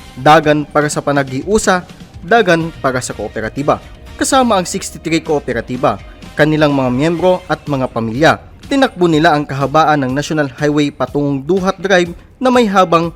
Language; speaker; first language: Filipino; non-native, local second language; Cebuano